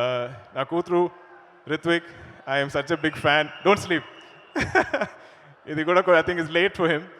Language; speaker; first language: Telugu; non-native, learner; Malayalam